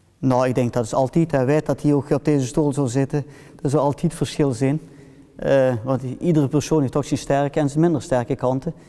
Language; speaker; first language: Dutch; early bilingual, heritage; Dutch